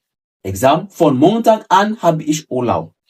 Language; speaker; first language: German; non-native, fluent; French